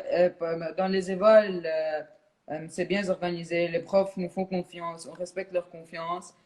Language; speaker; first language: French; non-native, local second language; Arabic